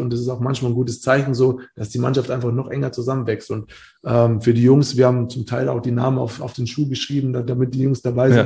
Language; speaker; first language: German; native; German